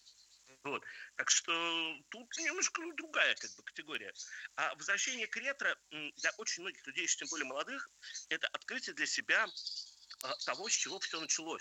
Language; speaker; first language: Russian; native; Russian